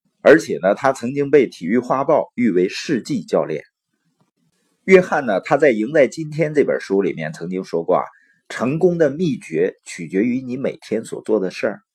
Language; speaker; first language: Chinese; native; Chinese